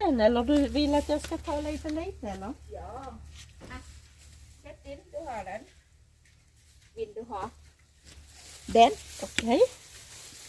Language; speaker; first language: Swedish; non-native, learner; Thai